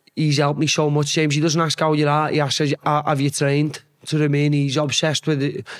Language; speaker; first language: English; native; English